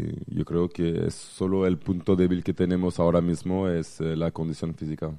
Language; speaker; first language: Spanish; non-native, fluent; French